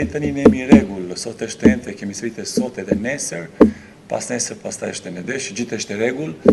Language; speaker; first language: Albanian; non-native, learner; Serbian